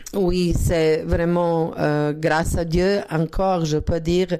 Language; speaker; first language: French; non-native, learner; Croatian